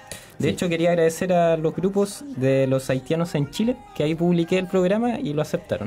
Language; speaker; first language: Spanish; native; Spanish